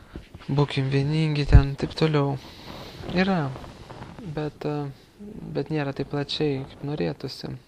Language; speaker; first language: Lithuanian; native; Lithuanian